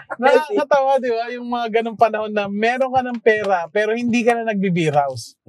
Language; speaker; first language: Filipino; native; Filipino